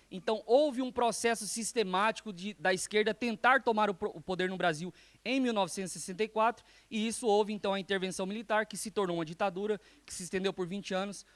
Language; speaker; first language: Portuguese; native; Portuguese